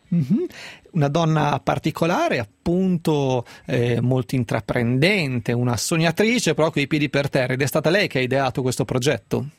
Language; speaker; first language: Italian; native; Italian